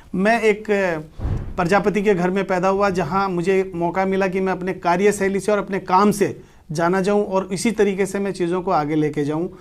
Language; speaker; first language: Hindi; native; Hindi